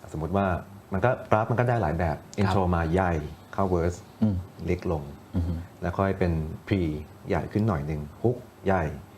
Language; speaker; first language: Thai; non-native, local second language; English